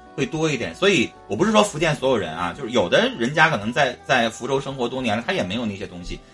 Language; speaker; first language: Chinese; native; Chinese